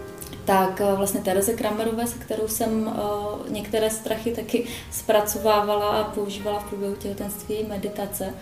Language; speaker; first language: Czech; native; Czech